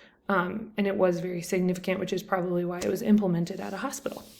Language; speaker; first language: English; native; English